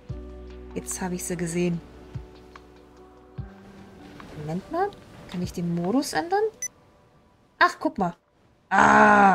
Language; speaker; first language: German; native; German